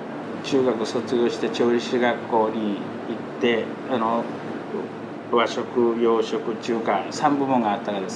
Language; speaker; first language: Japanese; native; Japanese